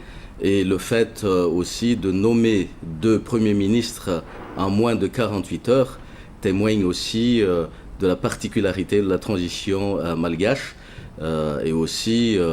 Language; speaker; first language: French; non-native, local second language; Malagasy